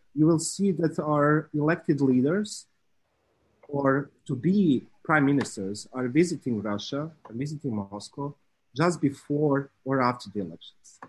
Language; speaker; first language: English; non-native, fluent; Serbian